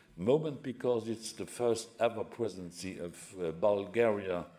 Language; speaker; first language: English; non-native, fluent; Luxembourgish